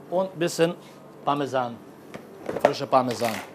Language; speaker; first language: German; non-native, fluent; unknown